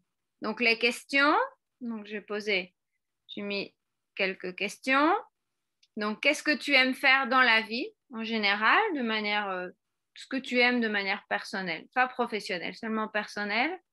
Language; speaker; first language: French; non-native, fluent; Spanish